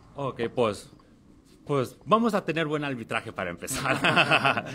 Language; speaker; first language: Spanish; early bilingual, heritage; Spanish